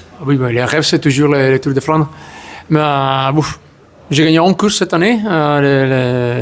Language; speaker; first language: French; non-native, learner; Italian